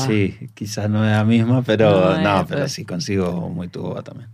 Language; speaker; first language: Portuguese; non-native, learner; Spanish